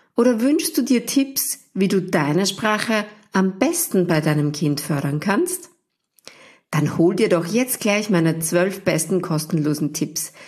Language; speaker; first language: German; native; German